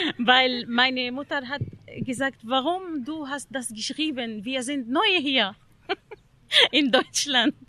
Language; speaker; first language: German; non-native, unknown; Arabic